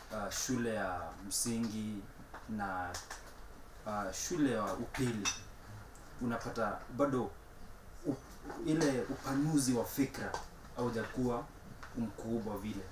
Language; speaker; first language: Swahili; non-native, local second language; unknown